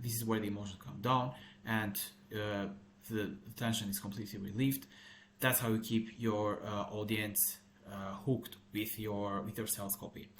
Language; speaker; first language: English; non-native, fluent; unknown